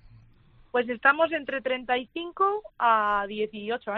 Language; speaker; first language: Spanish; native; Spanish